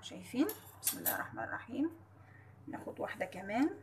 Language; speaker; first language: Arabic; native; Arabic